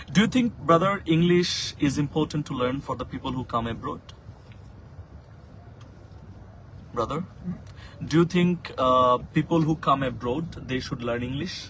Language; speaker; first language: English; non-native, fluent; Bangla